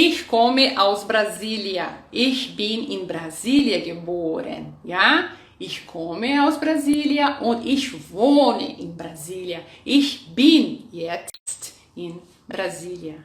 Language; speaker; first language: German; non-native, fluent; Portuguese